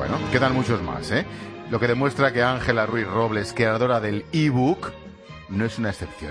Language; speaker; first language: Spanish; native; Spanish